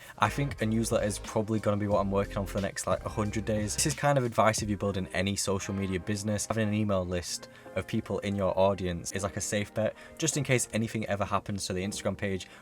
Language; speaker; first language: English; native; English